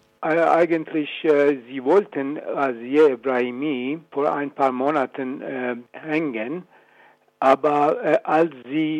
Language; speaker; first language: German; non-native, fluent; Persian